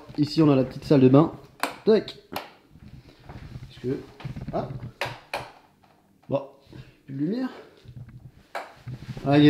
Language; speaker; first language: French; native; French